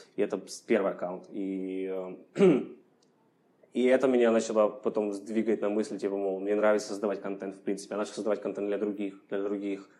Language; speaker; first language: Russian; native; Russian